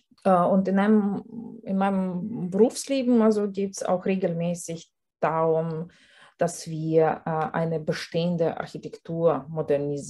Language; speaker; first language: German; non-native, fluent; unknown